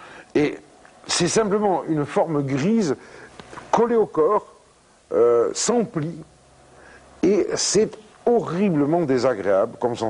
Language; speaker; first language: French; native; French